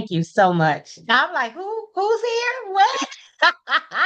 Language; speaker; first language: English; native; English